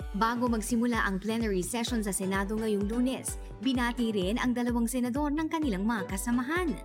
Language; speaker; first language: Filipino; native; Filipino